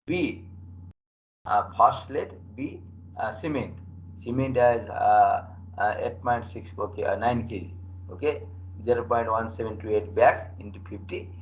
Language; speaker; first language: English; non-native, local second language; Nepali